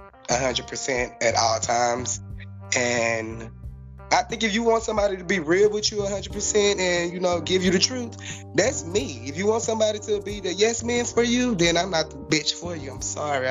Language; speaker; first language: English; native; English